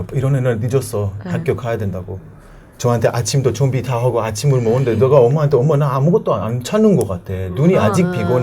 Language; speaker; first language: Korean; non-native, learner; Persian